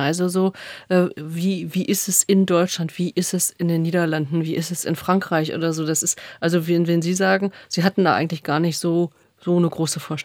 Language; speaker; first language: German; native; German